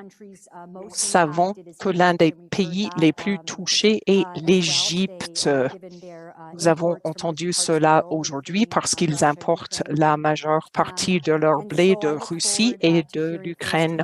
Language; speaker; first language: French; non-native, local second language; English